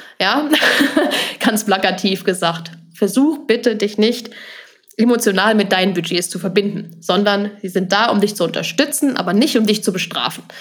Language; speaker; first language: German; native; German